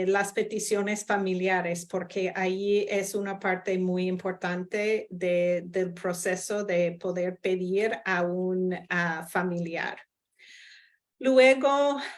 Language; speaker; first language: Spanish; non-native, fluent; English